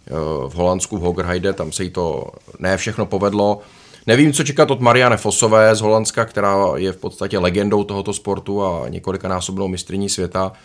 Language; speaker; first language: Czech; native; Czech